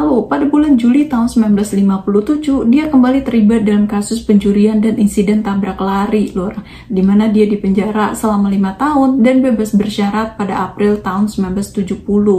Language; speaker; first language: Indonesian; native; Indonesian